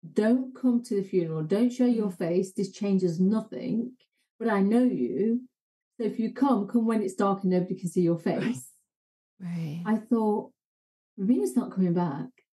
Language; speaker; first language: English; native; English